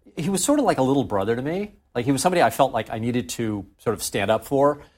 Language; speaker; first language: English; native; English